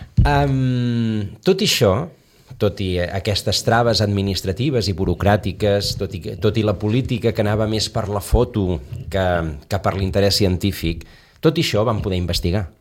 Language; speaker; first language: Catalan; native; Catalan